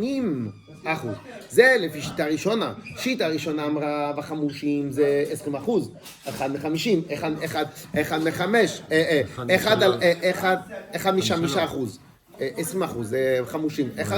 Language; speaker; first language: Hebrew; non-native, fluent; French